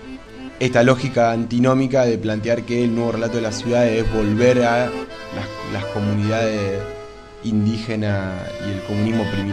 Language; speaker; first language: Spanish; native; Spanish